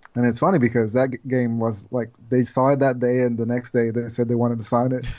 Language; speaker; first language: English; non-native, fluent; Spanish